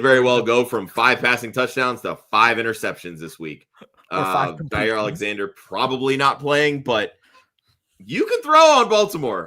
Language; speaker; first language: English; native; English